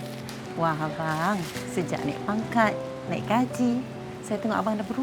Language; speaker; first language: Malay; native; Malay